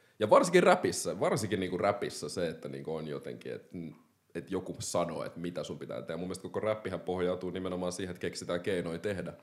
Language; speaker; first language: Finnish; early bilingual, other home language; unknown